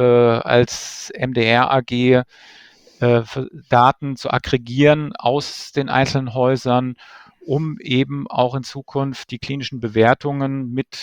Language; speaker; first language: German; native; German